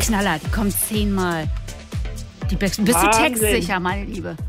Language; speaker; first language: German; native; German